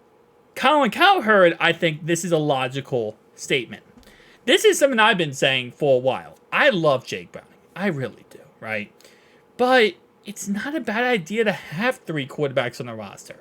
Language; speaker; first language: English; native; English